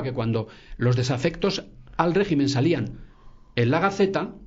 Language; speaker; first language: Spanish; native; Spanish